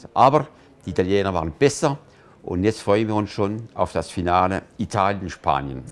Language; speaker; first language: German; non-native, fluent; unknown